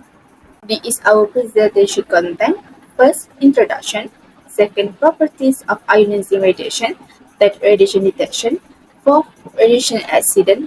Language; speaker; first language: English; non-native, learner; Malay